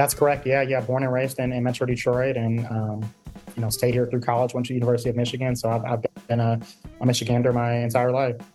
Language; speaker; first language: English; native; English